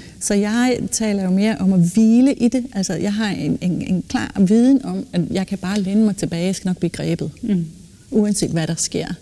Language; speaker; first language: Danish; native; Danish